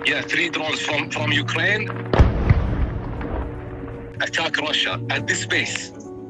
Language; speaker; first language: English; non-native, fluent; Arabic